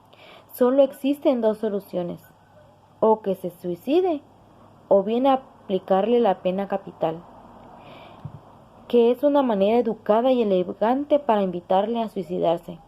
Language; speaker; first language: Spanish; native; Spanish